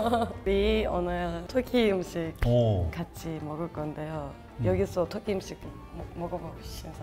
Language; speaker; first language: Korean; non-native, fluent; Turkish